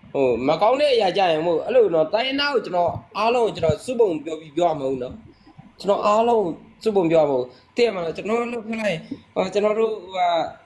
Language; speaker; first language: Burmese; non-native, local second language; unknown